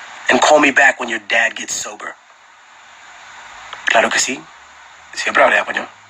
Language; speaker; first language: Spanish; early bilingual, heritage; Spanish